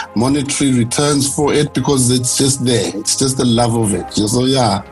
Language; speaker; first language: English; non-native, local second language; Zulu